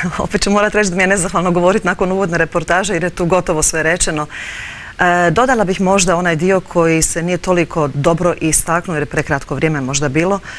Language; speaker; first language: Croatian; early bilingual, heritage; Croatian